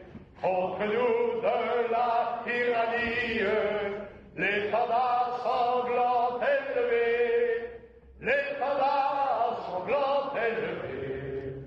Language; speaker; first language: French; native; French